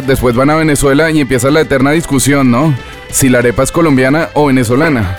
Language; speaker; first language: Spanish; native; Spanish